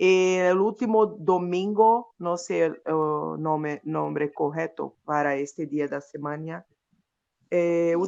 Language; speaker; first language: Spanish; non-native, learner; Portuguese